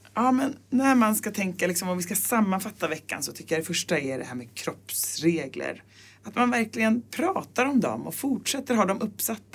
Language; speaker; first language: Swedish; native; Swedish